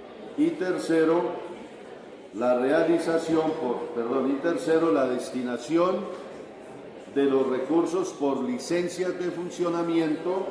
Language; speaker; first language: Spanish; native; Spanish